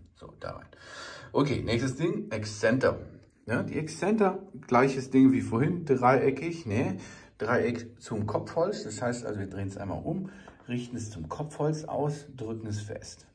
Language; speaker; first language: German; native; German